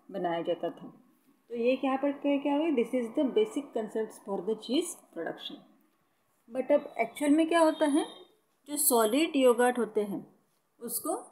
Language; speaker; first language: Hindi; non-native, local second language; Marathi